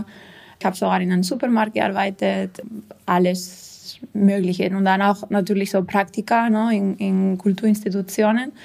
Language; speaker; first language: German; non-native, fluent; Spanish